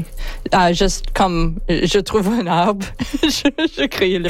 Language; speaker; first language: French; non-native, learner; English